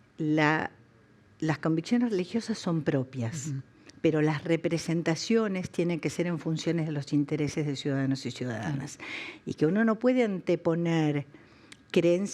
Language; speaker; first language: Spanish; native; Spanish